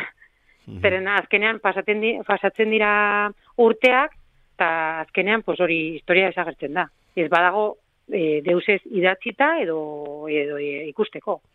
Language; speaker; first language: Basque; non-native, local second language; Spanish